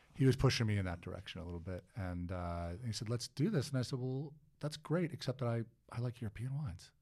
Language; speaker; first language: English; native; English